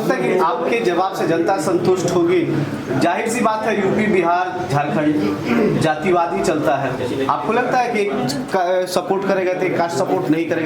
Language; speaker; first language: Hindi; native; Hindi